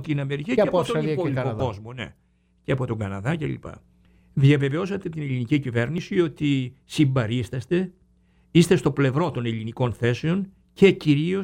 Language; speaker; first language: Greek; native; Greek